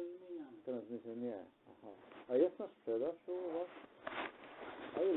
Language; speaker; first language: Polish; non-native, learner; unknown